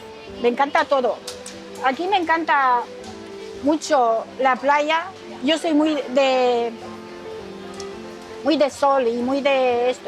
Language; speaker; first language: Spanish; non-native, fluent; Romanian